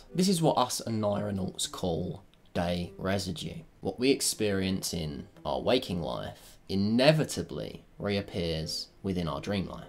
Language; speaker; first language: English; native; English